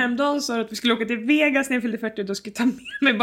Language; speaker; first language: Swedish; native; Swedish